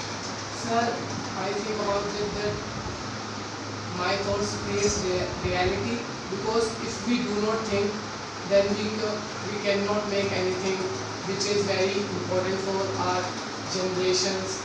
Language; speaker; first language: English; non-native, learner; Hindi